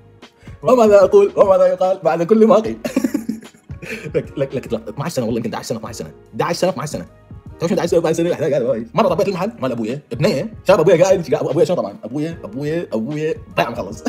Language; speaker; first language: Arabic; native; Arabic